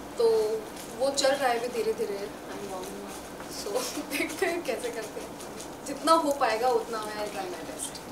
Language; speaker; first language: Hindi; native; Hindi